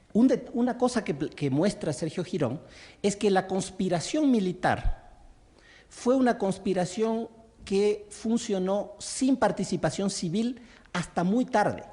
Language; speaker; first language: Spanish; native; Spanish